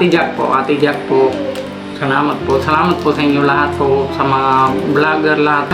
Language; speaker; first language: Filipino; non-native, learner; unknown